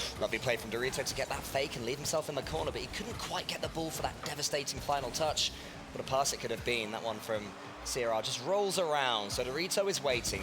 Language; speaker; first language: English; native; English